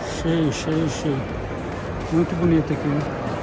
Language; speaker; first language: Portuguese; native; Portuguese